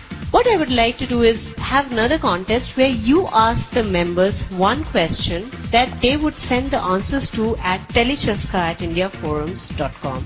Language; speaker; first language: English; non-native, local second language; Hindi